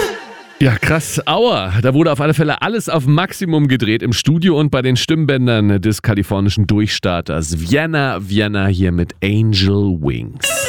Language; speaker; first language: German; native; German